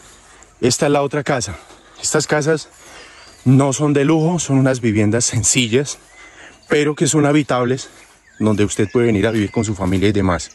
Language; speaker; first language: Spanish; native; Spanish